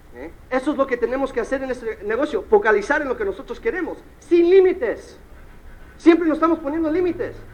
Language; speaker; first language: Spanish; early bilingual, heritage; Spanish